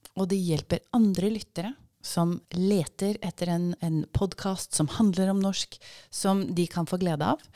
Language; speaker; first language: Norwegian; native; Norwegian